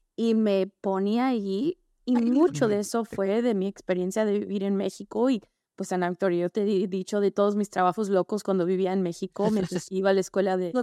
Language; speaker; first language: Spanish; early bilingual, heritage; Spanish